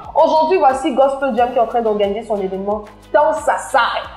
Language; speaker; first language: French; native; French